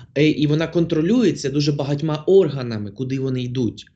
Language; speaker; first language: Ukrainian; non-native, local second language; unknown